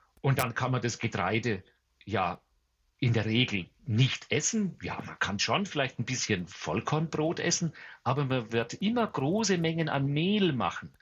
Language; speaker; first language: German; native; German